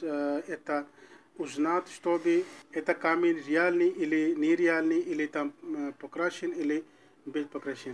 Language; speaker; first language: Russian; non-native, learner; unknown